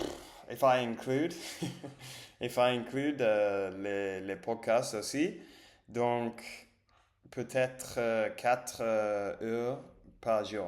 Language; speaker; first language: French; non-native, learner; English